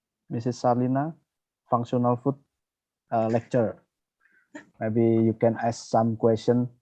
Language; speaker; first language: English; non-native, learner; Indonesian